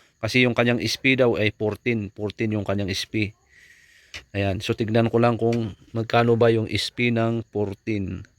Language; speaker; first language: Filipino; native; Filipino